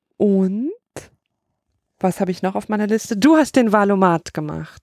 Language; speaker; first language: German; native; German